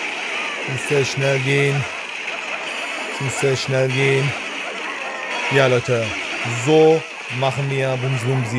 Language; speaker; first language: German; non-native, learner; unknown